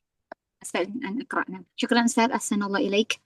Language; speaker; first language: Arabic; non-native, learner; Indonesian